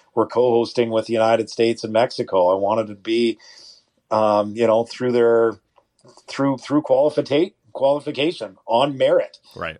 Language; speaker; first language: English; native; English